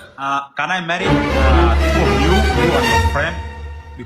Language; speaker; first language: English; non-native, learner; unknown